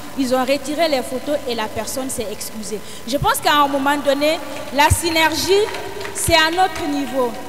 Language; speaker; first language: French; non-native, local second language; Fula